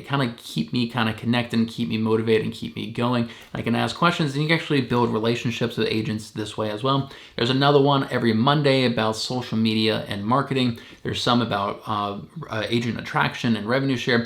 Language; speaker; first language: English; native; English